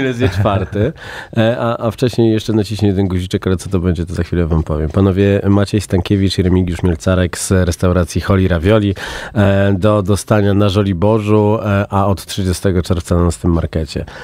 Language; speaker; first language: Polish; native; Polish